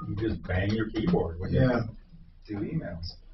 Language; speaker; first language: English; native; English